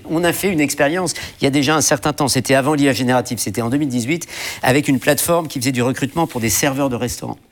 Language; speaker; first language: French; native; French